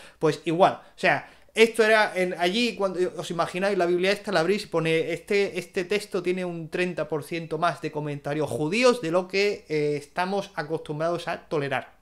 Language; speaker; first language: Spanish; native; Spanish